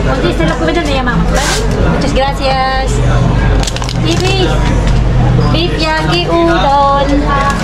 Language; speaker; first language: Spanish; non-native, learner; Filipino